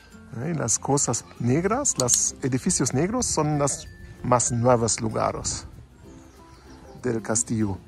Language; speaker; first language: Spanish; non-native, learner; German